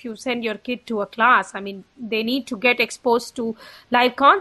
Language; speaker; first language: English; non-native, local second language; Tamil